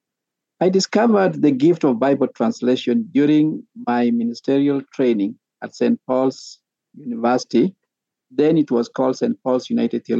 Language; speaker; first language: English; non-native, local second language; Kalenjin